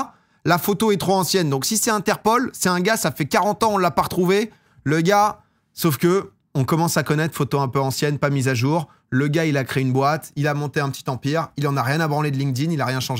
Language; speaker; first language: French; native; French